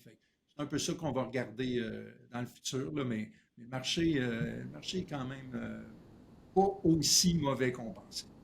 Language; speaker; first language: French; native; French